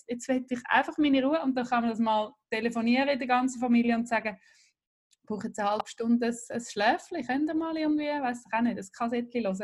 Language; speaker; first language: German; native; German